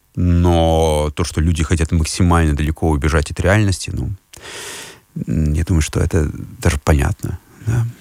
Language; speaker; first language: Russian; non-native, fluent; Lithuanian